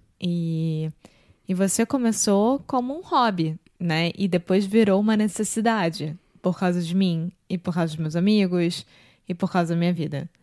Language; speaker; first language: Portuguese; native; Portuguese